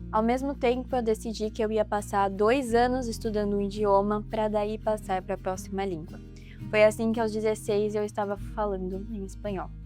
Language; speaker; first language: Portuguese; native; Portuguese